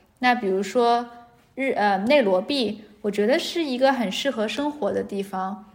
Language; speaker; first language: Chinese; native; Chinese